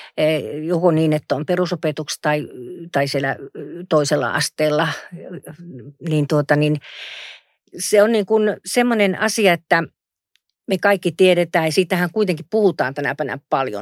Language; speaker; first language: Finnish; native; Finnish